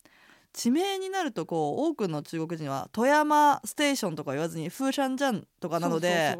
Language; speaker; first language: Japanese; native; Japanese